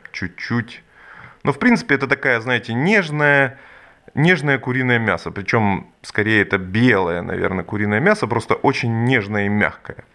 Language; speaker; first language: Russian; native; Russian